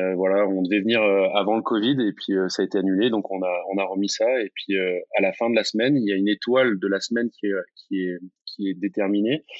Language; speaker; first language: French; native; French